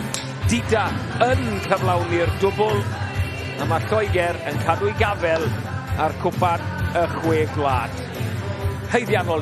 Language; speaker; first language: Welsh; native; Welsh